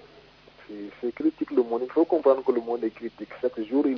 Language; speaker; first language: French; non-native, local second language; Wolof